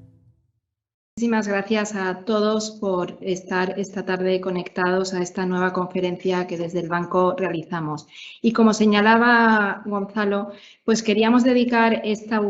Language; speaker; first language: Spanish; native; Spanish